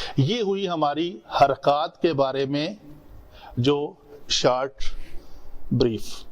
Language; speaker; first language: Urdu; non-native, local second language; Punjabi